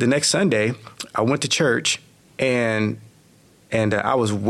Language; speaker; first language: English; native; English